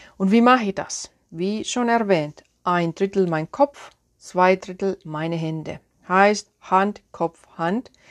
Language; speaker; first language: German; non-native, fluent; Finnish